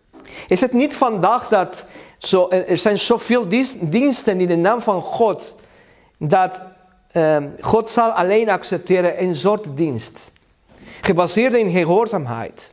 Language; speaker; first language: Dutch; non-native, learner; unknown